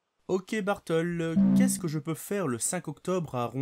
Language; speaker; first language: French; native; French